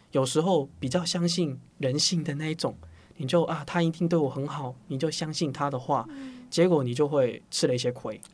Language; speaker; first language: Chinese; non-native, local second language; Cantonese